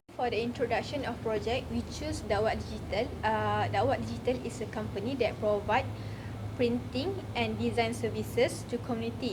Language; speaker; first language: English; non-native, learner; Malay